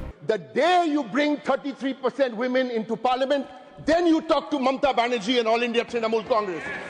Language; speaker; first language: English; native; English